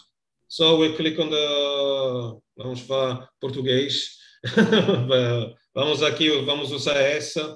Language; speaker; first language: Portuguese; non-native, learner; Italian